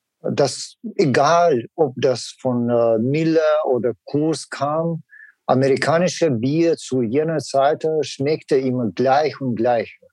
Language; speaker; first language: German; non-native, learner; Russian